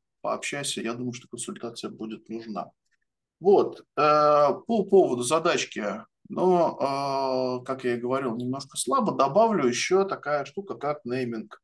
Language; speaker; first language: Russian; native; Russian